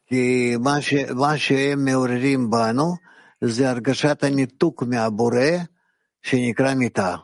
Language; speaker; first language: Hebrew; non-native, fluent; Russian